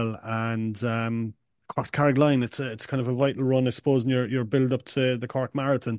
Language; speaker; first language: English; native; English